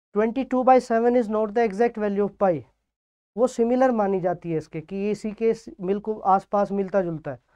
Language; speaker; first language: Hindi; native; Hindi